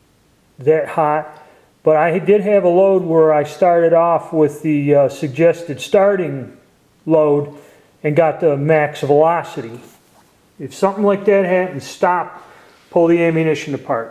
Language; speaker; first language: English; native; English